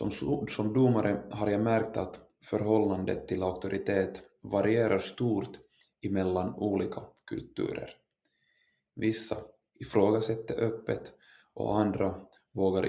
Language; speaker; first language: Swedish; non-native, local second language; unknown